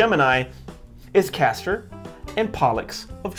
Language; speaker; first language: English; native; English